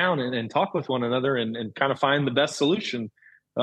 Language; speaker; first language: English; native; English